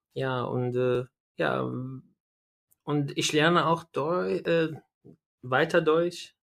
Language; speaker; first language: German; non-native, learner; Arabic